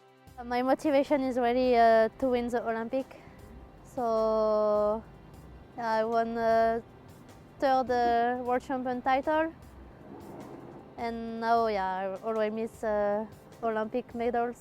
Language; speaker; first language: English; non-native, fluent; French